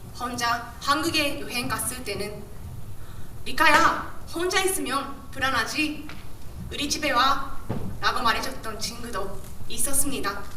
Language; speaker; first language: Korean; non-native, fluent; Japanese